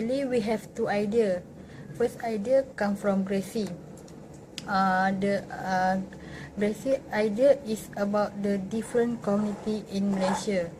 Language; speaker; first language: English; non-native, local second language; Malay